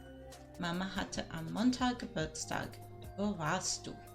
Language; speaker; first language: German; non-native, learner; Spanish